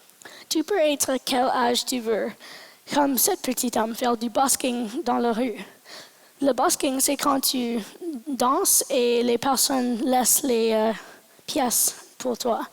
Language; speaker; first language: French; non-native, local second language; English